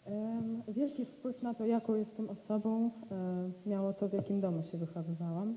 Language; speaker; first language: Polish; native; Polish